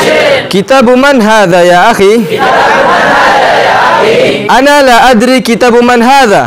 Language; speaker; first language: Arabic; non-native, learner; Indonesian